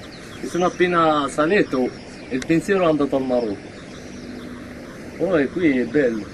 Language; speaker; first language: Italian; non-native, learner; Arabic